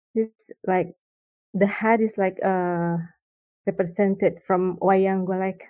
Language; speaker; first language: English; non-native, learner; Indonesian